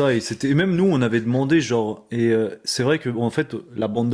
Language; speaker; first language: French; native; French